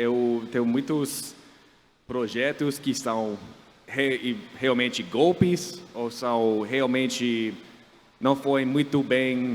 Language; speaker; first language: Portuguese; non-native, fluent; English